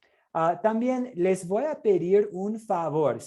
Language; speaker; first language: Spanish; non-native, fluent; English